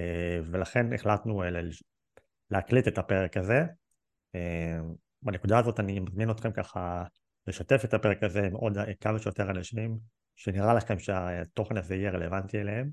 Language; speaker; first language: Hebrew; native; Hebrew